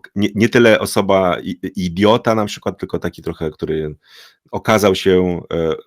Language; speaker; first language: Polish; native; Polish